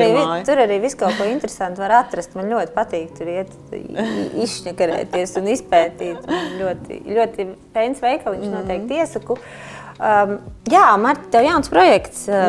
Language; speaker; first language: Latvian; native; Latvian